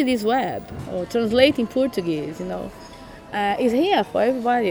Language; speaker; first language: English; non-native, fluent; Portuguese